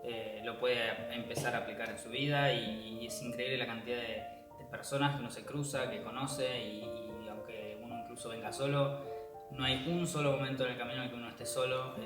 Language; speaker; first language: Spanish; native; Spanish